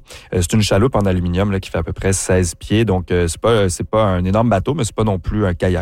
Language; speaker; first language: French; native; French